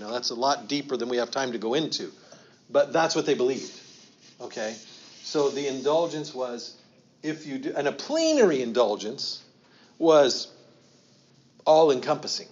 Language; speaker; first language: English; native; English